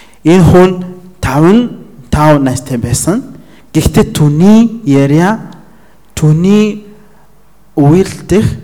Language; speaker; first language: Mongolian; non-native, fluent; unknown